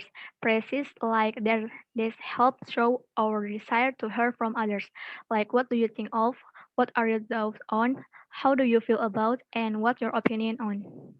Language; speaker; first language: English; non-native, learner; Indonesian